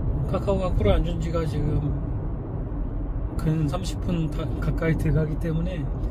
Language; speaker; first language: Korean; native; Korean